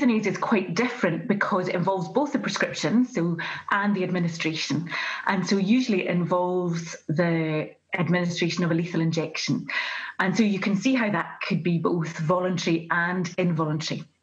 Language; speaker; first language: English; native; English